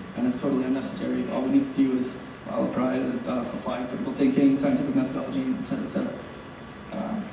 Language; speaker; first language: English; native; English